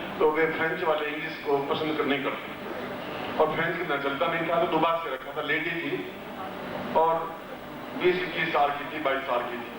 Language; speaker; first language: Hindi; native; Hindi